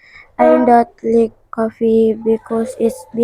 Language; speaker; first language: English; non-native, learner; Indonesian